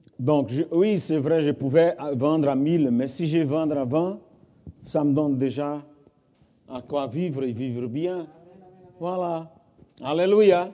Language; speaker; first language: French; non-native, fluent; Portuguese